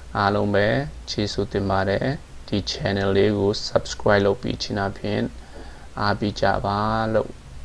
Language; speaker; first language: Burmese; non-native, local second language; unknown